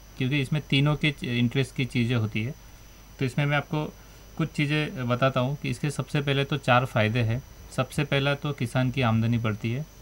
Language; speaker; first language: Hindi; non-native, local second language; Marathi